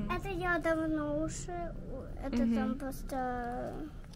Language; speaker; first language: Russian; early bilingual, heritage; Russian